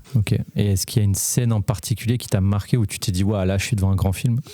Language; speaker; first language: French; native; French